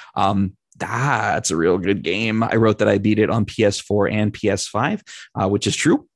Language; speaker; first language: English; native; English